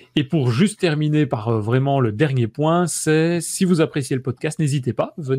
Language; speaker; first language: French; native; French